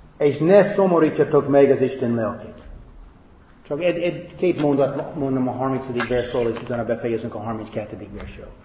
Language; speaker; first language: Hungarian; non-native, fluent; English